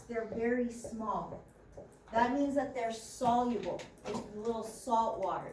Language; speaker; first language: English; native; English